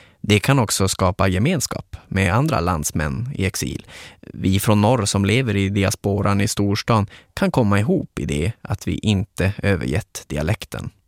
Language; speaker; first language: Swedish; native; Swedish